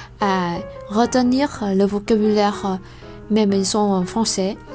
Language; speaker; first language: French; non-native, fluent; Vietnamese